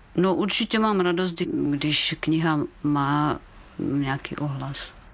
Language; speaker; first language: Czech; native; Czech